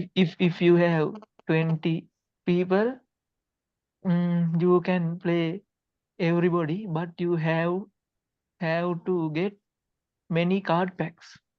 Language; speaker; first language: English; non-native, learner; Sinhala